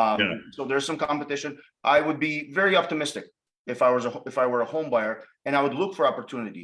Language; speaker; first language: English; native; English